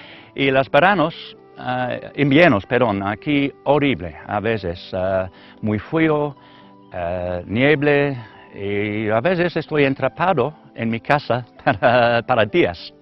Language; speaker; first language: Spanish; non-native, learner; English